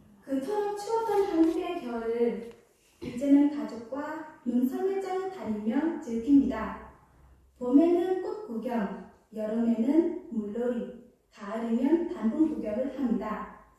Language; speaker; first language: Korean; non-native, fluent; Khmer